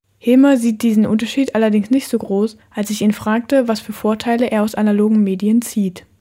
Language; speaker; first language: German; native; German